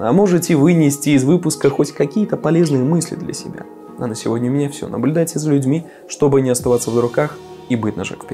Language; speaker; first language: Russian; native; Russian